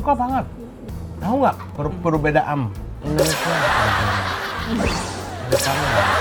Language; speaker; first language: Indonesian; non-native, learner; Japanese